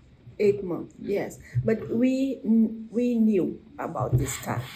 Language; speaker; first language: English; non-native, learner; Portuguese